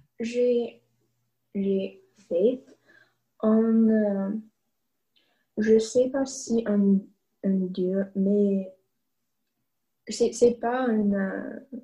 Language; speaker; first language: French; non-native, learner; English